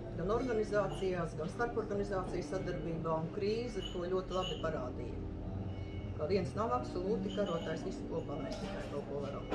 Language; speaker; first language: Latvian; native; Latvian